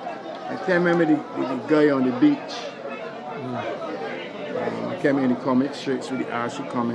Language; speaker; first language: English; native; English